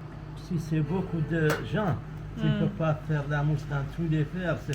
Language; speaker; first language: French; non-native, local second language; Arabic